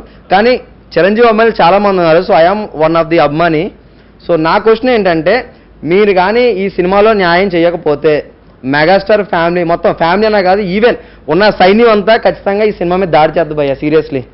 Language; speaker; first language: Telugu; native; Telugu